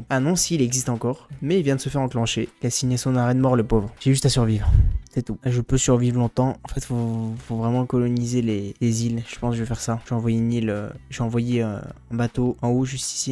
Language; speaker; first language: French; native; French